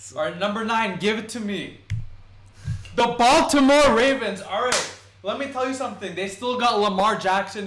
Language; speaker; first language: English; native; English